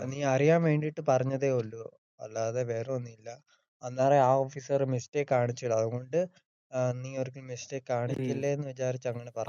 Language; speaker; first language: Malayalam; early bilingual, heritage; Malayalam